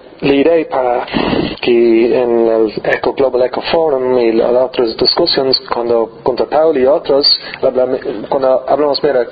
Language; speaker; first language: Spanish; non-native, learner; English